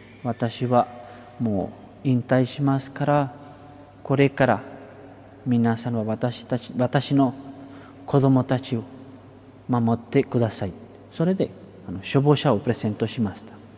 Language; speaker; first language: Japanese; non-native, fluent; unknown